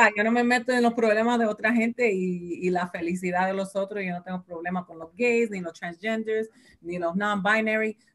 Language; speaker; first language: Spanish; early bilingual, heritage; Spanish